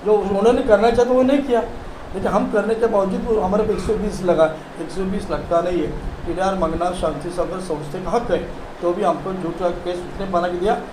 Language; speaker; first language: Hindi; non-native, local second language; Marathi